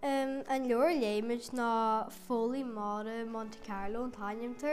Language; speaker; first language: Irish; native; Irish